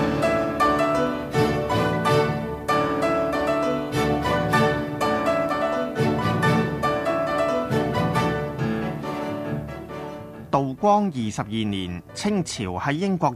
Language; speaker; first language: Chinese; non-native, local second language; Cantonese